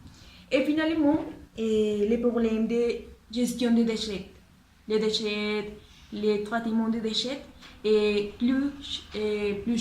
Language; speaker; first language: French; non-native, learner; Spanish